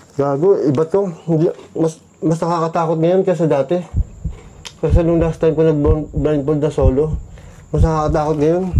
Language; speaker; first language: Filipino; native; Filipino